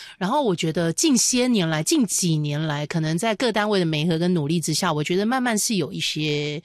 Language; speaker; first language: Chinese; native; Chinese